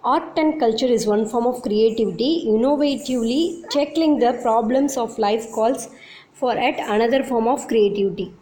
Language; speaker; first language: English; non-native, local second language; Tamil